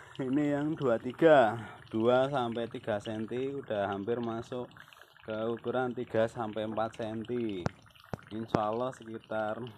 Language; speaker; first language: Indonesian; non-native, local second language; Javanese